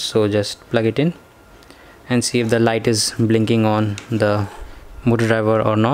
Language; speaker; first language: English; non-native, local second language; Hindi